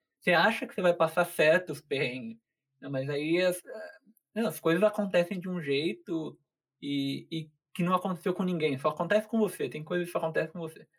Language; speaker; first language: Portuguese; native; Portuguese